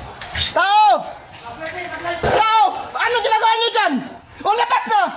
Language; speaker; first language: Filipino; non-native, local second language; Cebuano